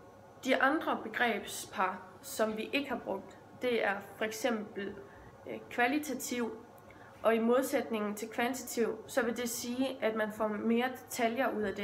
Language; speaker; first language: Danish; native; Danish